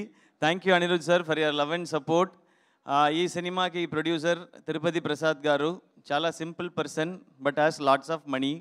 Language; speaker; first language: Telugu; non-native, learner; Tamil